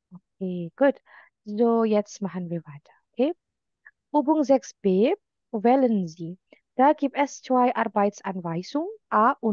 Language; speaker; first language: German; non-native, fluent; Indonesian